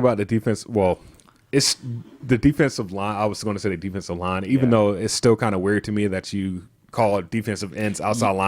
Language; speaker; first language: English; native; English